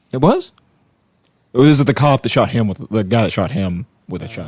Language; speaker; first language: English; native; English